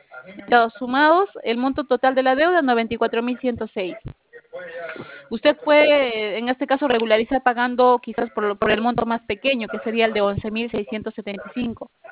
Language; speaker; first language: Spanish; native; Spanish